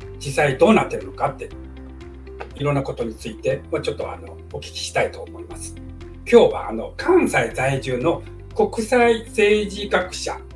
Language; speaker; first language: Japanese; non-native, fluent; Chinese